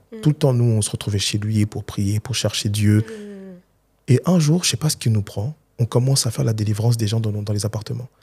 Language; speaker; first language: French; early bilingual, other home language; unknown